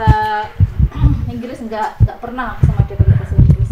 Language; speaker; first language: Indonesian; non-native, local second language; Javanese